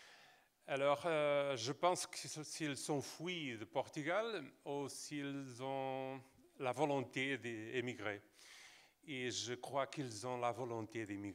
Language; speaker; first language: French; non-native, fluent; Portuguese